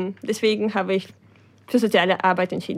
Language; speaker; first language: German; non-native, fluent; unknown